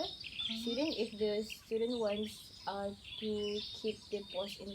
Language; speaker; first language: English; non-native, learner; Malay